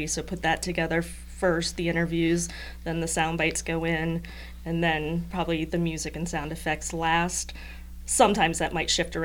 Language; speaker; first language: English; native; English